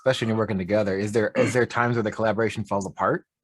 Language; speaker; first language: English; native; English